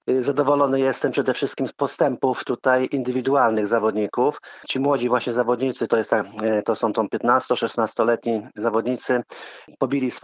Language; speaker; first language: Polish; native; Polish